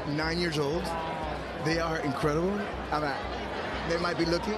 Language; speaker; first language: English; non-native, local second language; Spanish